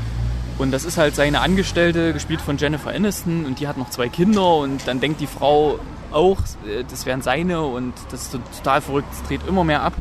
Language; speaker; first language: German; native; German